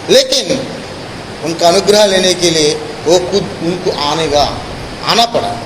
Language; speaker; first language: Hindi; non-native, local second language; Telugu